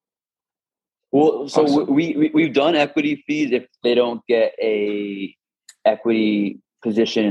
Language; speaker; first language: English; native; English